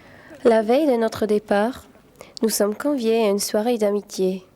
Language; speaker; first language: French; native; French